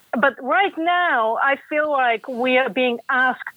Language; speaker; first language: English; non-native, fluent; Bulgarian